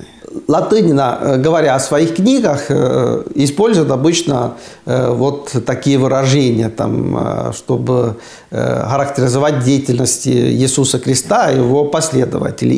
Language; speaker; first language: Russian; non-native, fluent; Estonian